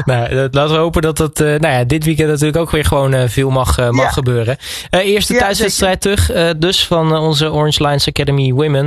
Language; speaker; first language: Dutch; native; Dutch